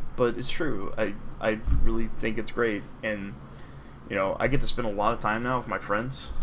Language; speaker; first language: English; native; English